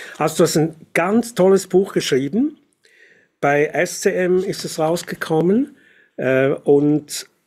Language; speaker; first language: German; native; German